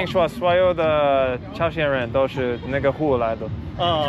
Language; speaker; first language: Chinese; non-native, learner; English